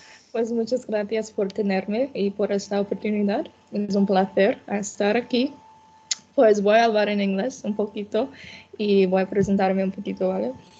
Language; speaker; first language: Spanish; non-native, fluent; Chinese